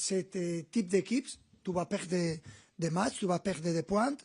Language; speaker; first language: French; non-native, learner; Spanish